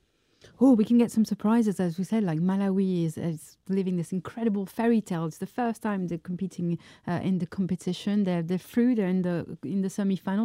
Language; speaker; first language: English; non-native, fluent; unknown